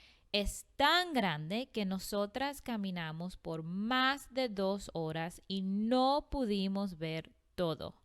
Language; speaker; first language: Spanish; non-native, fluent; English